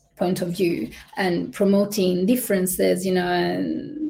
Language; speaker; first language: English; non-native, fluent; Italian